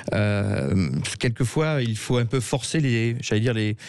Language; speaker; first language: French; native; French